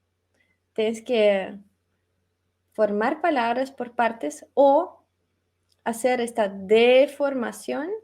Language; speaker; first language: Spanish; non-native, fluent; Russian